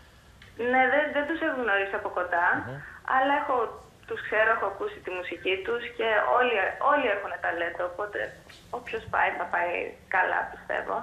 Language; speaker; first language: Greek; early bilingual, heritage; Greek